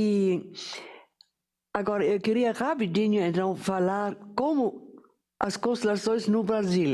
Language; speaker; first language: Portuguese; non-native, fluent; German